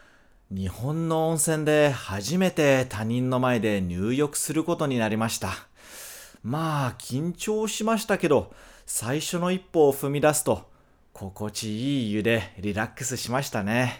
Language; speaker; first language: Japanese; non-native, fluent; Portuguese